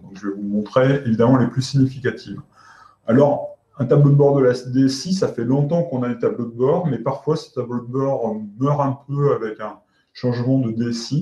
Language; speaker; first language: French; native; French